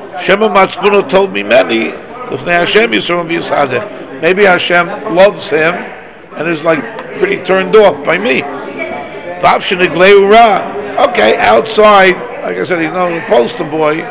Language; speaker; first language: English; native; English